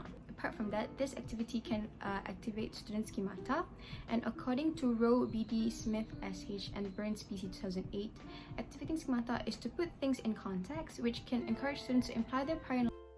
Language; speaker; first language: English; non-native, local second language; Malay